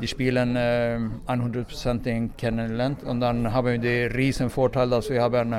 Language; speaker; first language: German; non-native, fluent; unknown